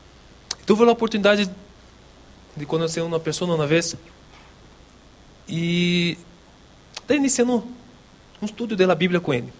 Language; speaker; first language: Spanish; non-native, local second language; Portuguese